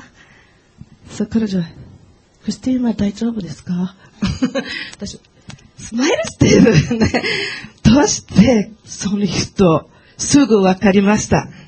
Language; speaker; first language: Japanese; non-native, learner; Portuguese